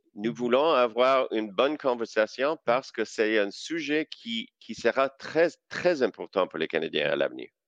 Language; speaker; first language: French; non-native, local second language; English